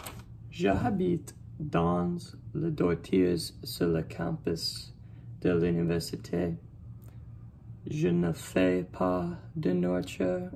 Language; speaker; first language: French; non-native, learner; English